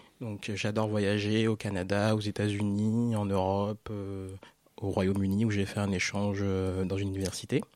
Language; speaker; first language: French; non-native, local second language; Fon